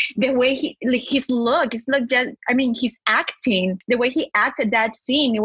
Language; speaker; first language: English; non-native, fluent; Spanish